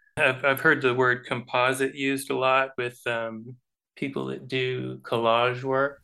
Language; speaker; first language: English; native; English